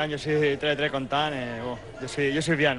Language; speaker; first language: French; non-native, learner; Spanish